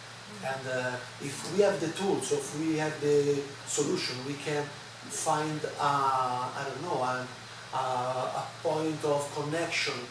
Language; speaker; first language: English; non-native, learner; Italian